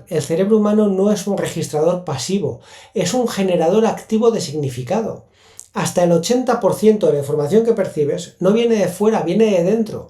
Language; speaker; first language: Spanish; native; Spanish